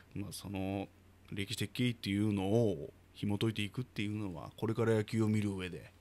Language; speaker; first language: Japanese; native; Japanese